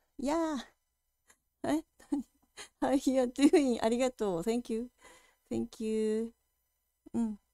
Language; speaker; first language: Japanese; native; Japanese